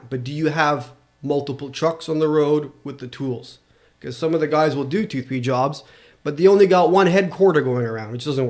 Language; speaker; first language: English; non-native, local second language; French